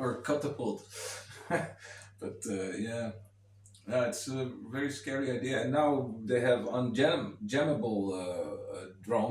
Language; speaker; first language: English; non-native, fluent; Dutch